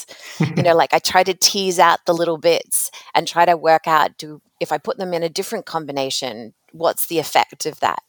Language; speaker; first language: English; native; English